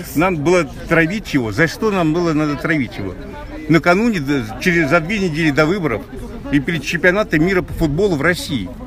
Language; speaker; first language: Russian; native; Russian